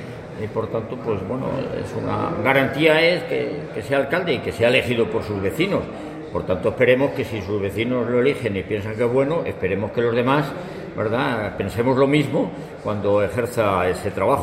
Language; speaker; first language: Spanish; native; Spanish